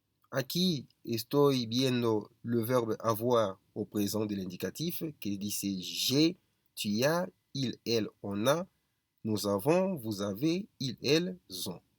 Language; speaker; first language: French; non-native, fluent; Spanish